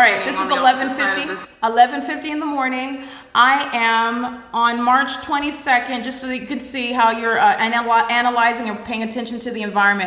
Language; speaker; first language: English; native; English